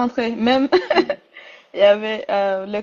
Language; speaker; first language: French; non-native, learner; Rundi